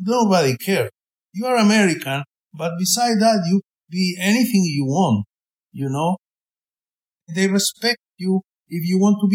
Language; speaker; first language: English; non-native, fluent; Spanish